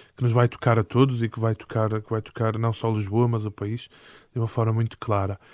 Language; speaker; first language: Portuguese; native; Portuguese